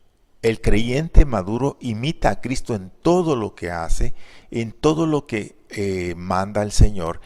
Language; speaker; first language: Spanish; native; Spanish